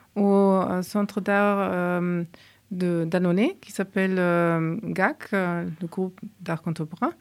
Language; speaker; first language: French; non-native, fluent; German